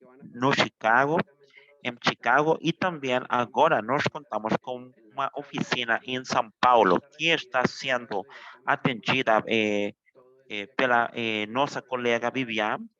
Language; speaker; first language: Portuguese; non-native, fluent; Spanish